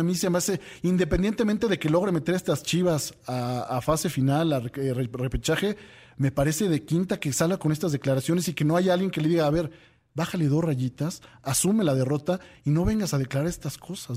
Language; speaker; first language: Spanish; native; Spanish